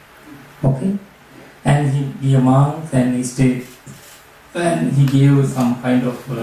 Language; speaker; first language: English; non-native, learner; Sinhala